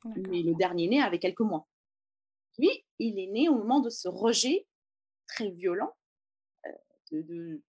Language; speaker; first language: French; native; French